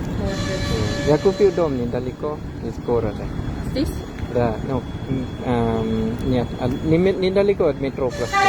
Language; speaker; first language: Russian; non-native, fluent; Thai